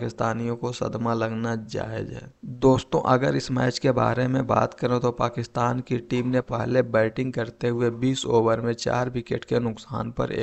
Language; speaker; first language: Hindi; native; Hindi